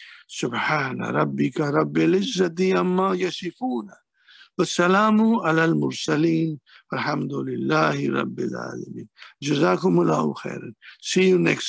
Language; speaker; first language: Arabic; non-native, fluent; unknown